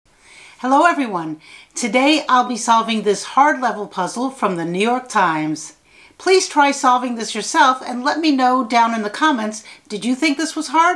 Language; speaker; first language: English; native; English